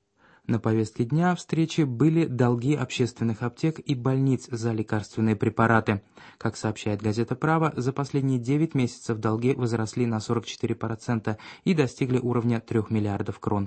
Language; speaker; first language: Russian; native; Russian